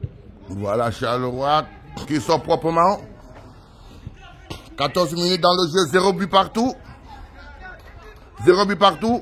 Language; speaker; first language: French; native; French